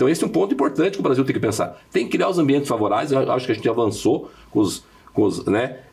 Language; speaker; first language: Portuguese; native; Portuguese